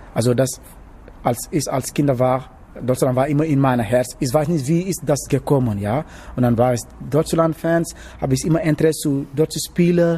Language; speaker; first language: German; non-native, learner; Wolof